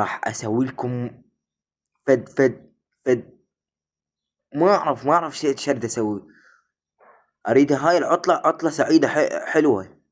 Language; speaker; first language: Arabic; native; Arabic